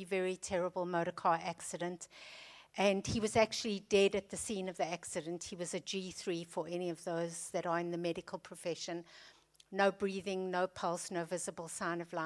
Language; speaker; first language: English; native; English